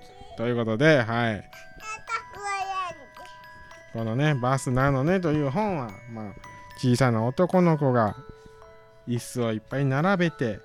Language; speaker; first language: Japanese; native; Japanese